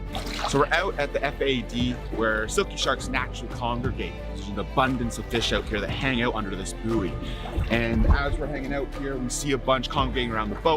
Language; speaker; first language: English; native; English